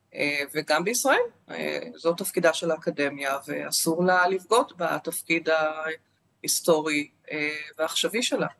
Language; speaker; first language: Hebrew; native; Hebrew